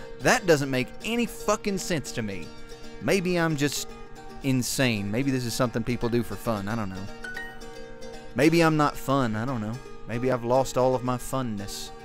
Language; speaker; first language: English; native; English